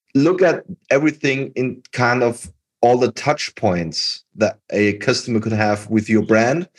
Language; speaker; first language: English; non-native, fluent; German